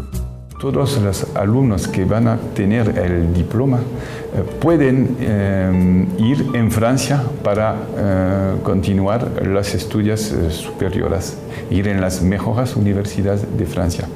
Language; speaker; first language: Spanish; non-native, fluent; French